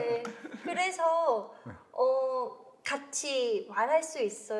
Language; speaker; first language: Korean; non-native, fluent; Vietnamese